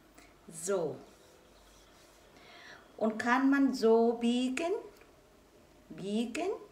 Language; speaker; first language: German; non-native, learner; Vietnamese